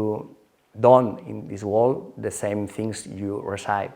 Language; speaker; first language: English; non-native, learner; Spanish